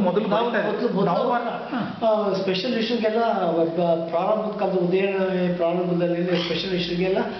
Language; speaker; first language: Kannada; native; Kannada